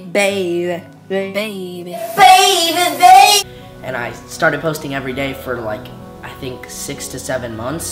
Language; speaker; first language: English; native; English